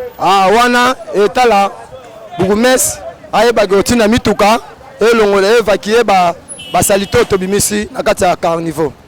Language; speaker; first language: Lingala; native; Lingala